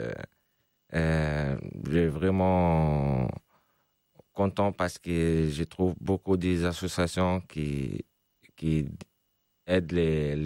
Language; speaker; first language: French; non-native, local second language; Arabic